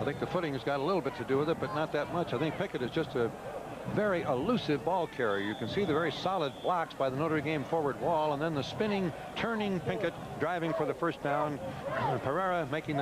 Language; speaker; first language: English; native; English